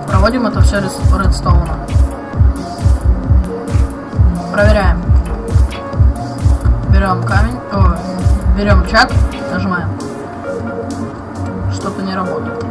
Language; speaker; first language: Russian; native; Russian